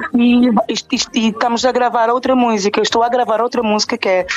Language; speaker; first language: Portuguese; non-native, local second language; Kabuverdianu